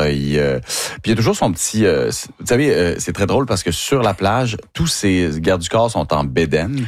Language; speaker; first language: French; native; French